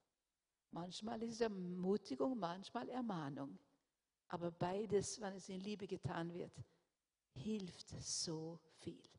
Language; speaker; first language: German; non-native, fluent; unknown